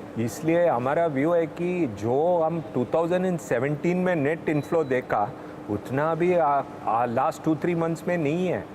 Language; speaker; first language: Hindi; non-native, local second language; Tamil